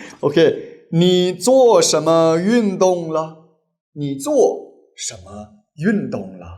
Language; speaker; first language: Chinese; non-native, fluent; Thai